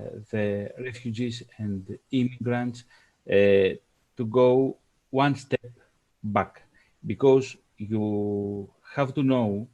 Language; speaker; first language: English; non-native, fluent; Greek